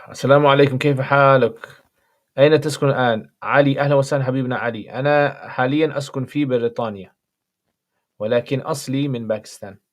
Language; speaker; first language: Arabic; non-native, fluent; English